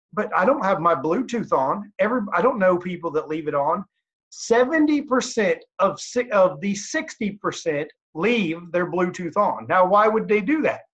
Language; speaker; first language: English; native; English